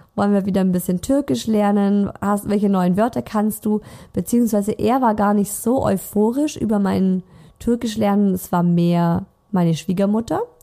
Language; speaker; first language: German; native; German